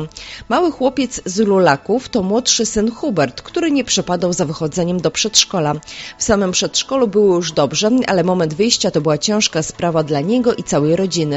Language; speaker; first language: Polish; native; Polish